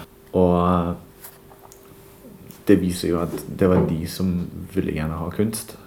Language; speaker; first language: Norwegian; non-native, fluent; German